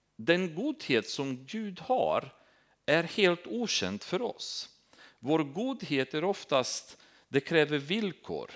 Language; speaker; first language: Swedish; non-native, fluent; Romanian